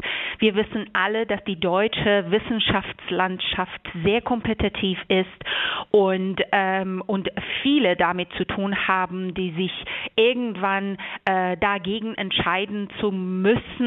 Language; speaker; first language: German; non-native, fluent; Persian